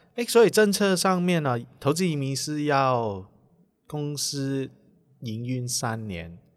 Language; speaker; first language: Chinese; non-native, local second language; Cantonese